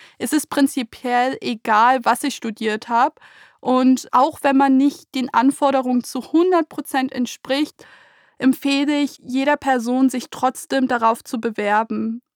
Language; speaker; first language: German; early bilingual, other home language; Persian